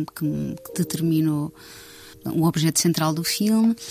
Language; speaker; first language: Portuguese; native; Portuguese